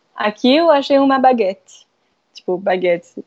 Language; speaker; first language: Portuguese; non-native, fluent; French